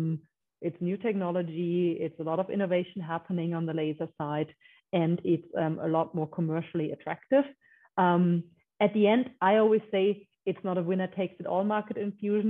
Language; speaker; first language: English; non-native, fluent; German